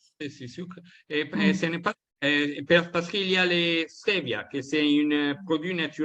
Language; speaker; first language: French; non-native, learner; Italian